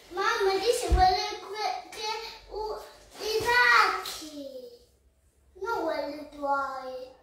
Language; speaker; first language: Italian; early bilingual, other home language; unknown